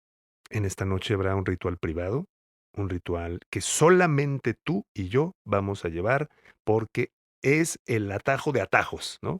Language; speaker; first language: Spanish; native; Spanish